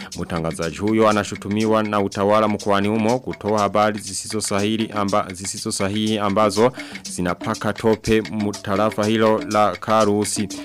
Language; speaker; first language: Swahili; non-native, local second language; Rundi